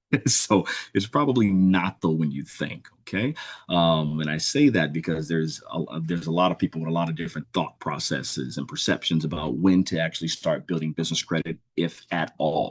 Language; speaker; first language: English; native; English